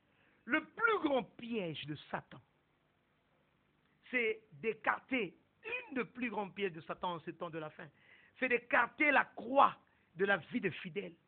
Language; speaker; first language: French; non-native, local second language; Lingala